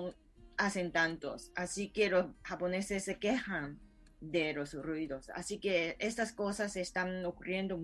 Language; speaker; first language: Spanish; non-native, fluent; Japanese